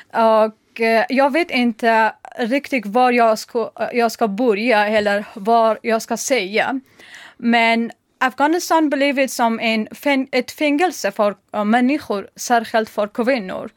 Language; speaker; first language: Swedish; non-native, learner; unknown